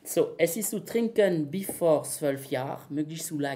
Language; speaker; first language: German; non-native, learner; French